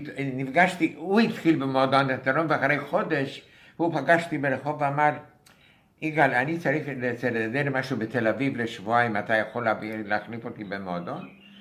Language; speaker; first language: Hebrew; non-native, fluent; Romanian